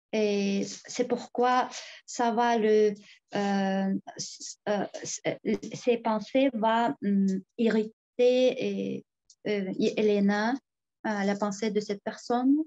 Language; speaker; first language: French; non-native, fluent; Tuvinian